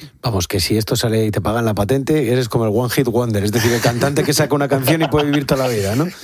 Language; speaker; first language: Spanish; native; Spanish